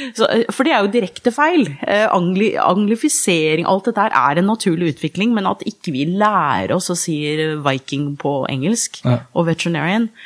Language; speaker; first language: Norwegian; early bilingual, other home language; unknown